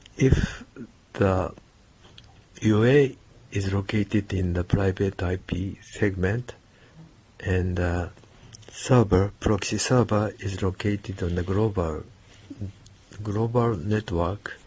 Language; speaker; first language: English; non-native, learner; Japanese